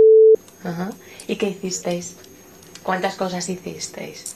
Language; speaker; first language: Spanish; non-native, fluent; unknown